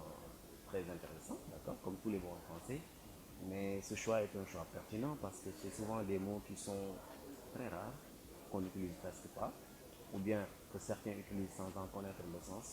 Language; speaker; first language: French; non-native, fluent; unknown